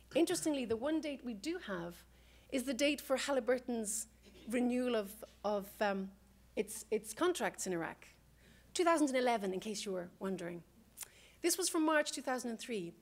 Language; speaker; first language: English; native; English